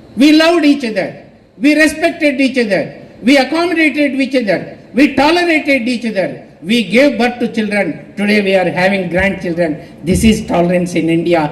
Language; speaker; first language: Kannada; non-native, local second language; Telugu